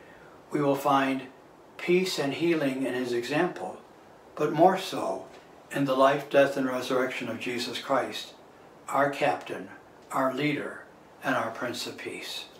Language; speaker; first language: English; native; English